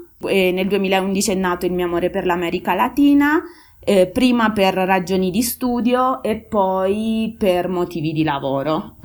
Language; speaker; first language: Italian; native; Italian